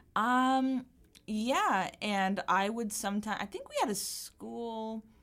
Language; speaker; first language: English; native; English